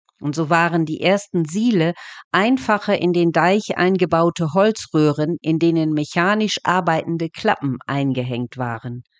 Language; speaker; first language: German; native; German